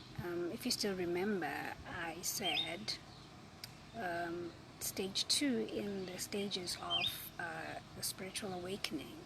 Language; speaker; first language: English; non-native, local second language; Zulu